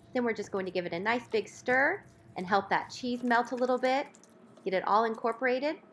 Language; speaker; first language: English; native; English